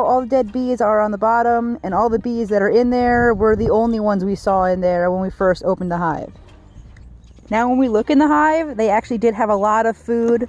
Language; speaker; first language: English; native; English